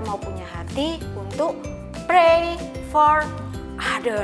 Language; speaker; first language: Indonesian; native; Indonesian